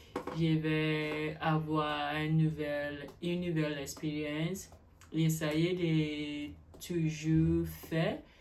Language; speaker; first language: French; non-native, learner; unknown